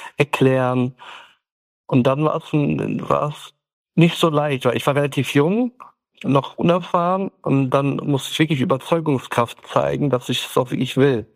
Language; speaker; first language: German; early bilingual, other home language; Turkish